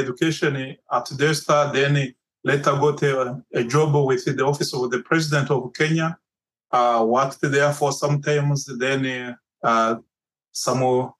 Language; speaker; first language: English; non-native, local second language; Kinyarwanda